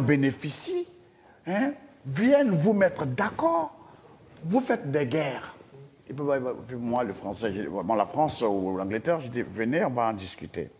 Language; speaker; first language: French; non-native, local second language; Dyula